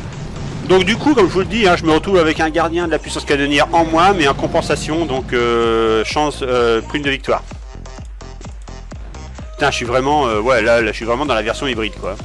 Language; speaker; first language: French; native; French